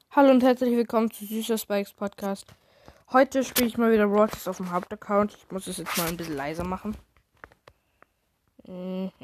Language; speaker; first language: German; native; German